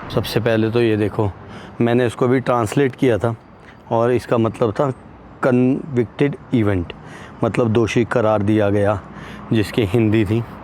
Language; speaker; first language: Hindi; native; Hindi